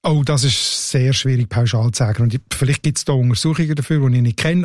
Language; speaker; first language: German; native; German